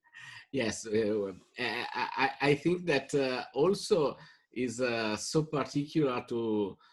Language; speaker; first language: English; non-native, fluent; Italian